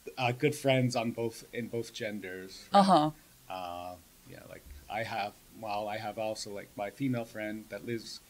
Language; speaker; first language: English; native; English